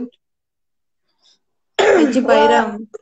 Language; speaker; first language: Arabic; non-native, learner; Turkish